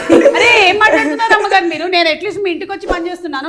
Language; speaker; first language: Telugu; native; Telugu